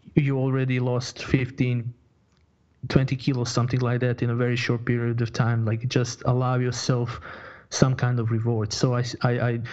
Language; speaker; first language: English; non-native, fluent; Croatian